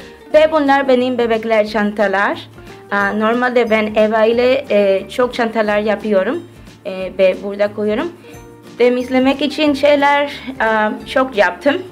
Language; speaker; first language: Turkish; early bilingual, heritage; Turkish